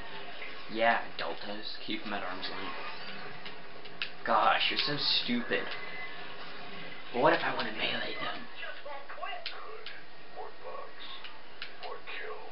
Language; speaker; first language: English; native; English